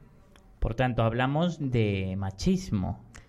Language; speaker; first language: Spanish; native; Spanish